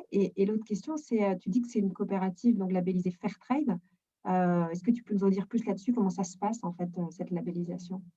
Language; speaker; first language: French; native; French